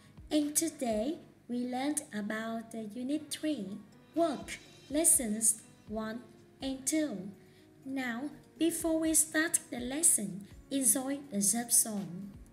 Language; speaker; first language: English; non-native, learner; Vietnamese